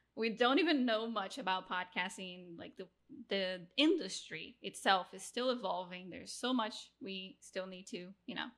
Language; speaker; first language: English; non-native, fluent; Portuguese